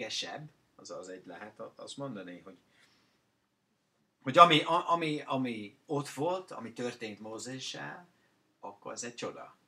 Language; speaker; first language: Hungarian; non-native, learner; English